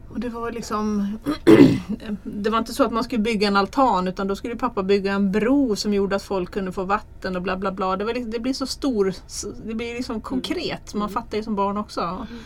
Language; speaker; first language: Swedish; early bilingual, other home language; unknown